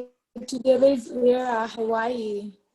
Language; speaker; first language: Spanish; non-native, learner; English